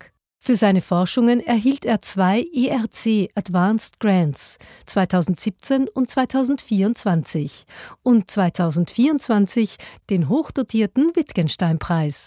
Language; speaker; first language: German; native; German